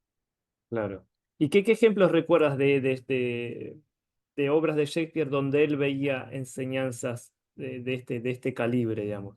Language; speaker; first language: Spanish; native; Spanish